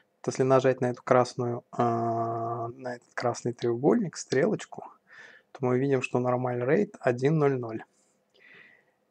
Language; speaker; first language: Russian; native; Russian